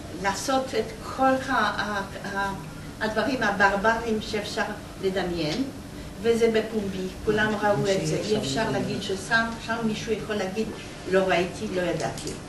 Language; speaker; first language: Hebrew; non-native, fluent; Polish